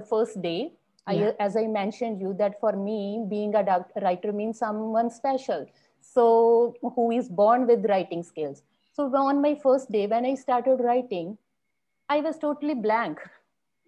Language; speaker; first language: English; non-native, local second language; Punjabi